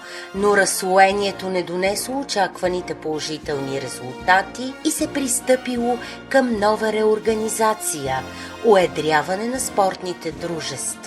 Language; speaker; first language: Bulgarian; native; Bulgarian